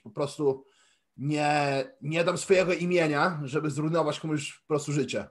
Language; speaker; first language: Polish; early bilingual, heritage; Polish